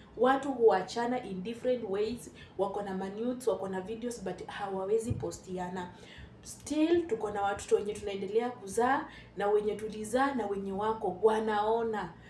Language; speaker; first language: Swahili; non-native, local second language; Luyia